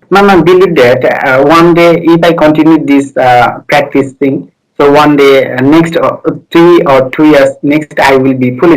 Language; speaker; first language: English; non-native, learner; Bangla